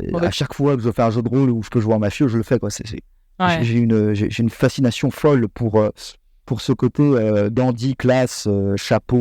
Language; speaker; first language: French; native; French